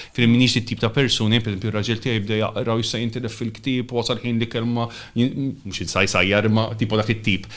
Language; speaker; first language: Maltese; native; Maltese